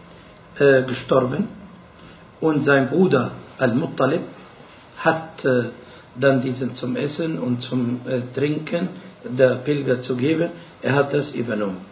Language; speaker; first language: German; non-native, fluent; Arabic